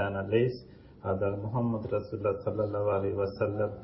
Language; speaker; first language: Arabic; non-native, learner; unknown